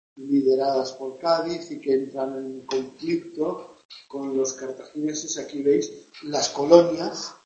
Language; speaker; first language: Spanish; non-native, local second language; Catalan